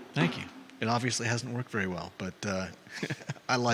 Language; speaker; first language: English; native; English